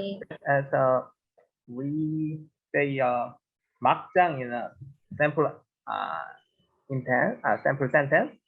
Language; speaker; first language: English; non-native, learner; Korean